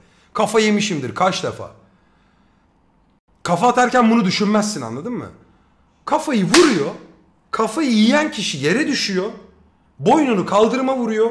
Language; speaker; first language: Turkish; native; Turkish